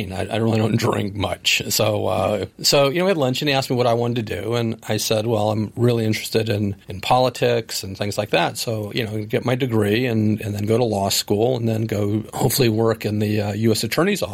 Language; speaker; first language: English; native; English